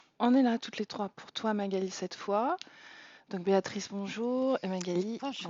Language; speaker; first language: French; native; French